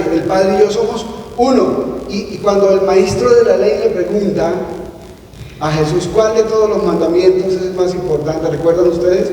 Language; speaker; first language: Spanish; native; Spanish